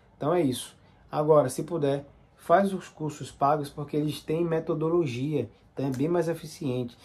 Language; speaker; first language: Portuguese; native; Portuguese